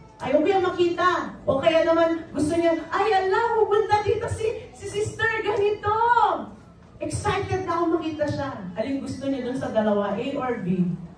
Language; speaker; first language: Filipino; native; Filipino